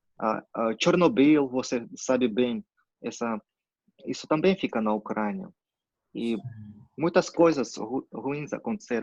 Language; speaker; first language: Portuguese; non-native, fluent; Russian